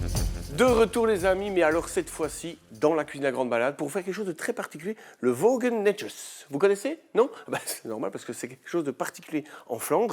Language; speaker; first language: French; native; French